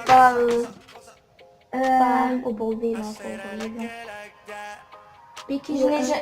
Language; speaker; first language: French; native; French